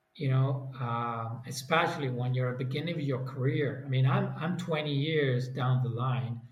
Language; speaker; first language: English; non-native, fluent; Italian